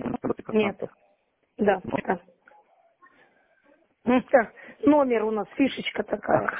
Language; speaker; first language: Russian; native; Russian